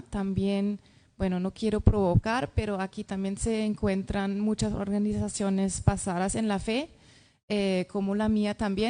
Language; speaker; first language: Spanish; non-native, fluent; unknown